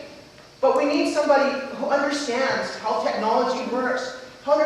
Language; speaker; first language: English; native; English